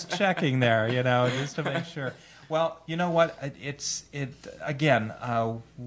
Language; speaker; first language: English; early bilingual, other home language; Italian